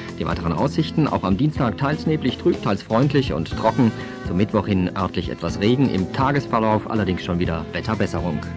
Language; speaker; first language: German; native; German